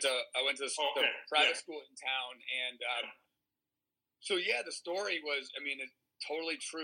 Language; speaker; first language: English; native; English